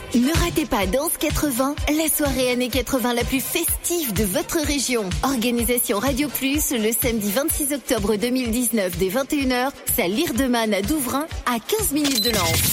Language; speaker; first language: French; native; French